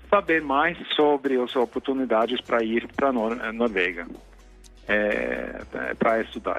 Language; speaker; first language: Portuguese; non-native, fluent; Norwegian